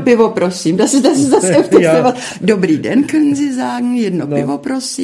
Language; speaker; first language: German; early bilingual, heritage; Czech